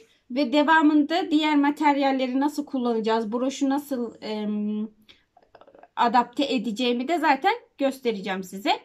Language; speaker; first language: Turkish; native; Turkish